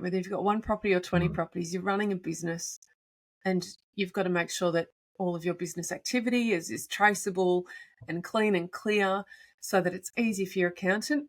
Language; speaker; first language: English; native; English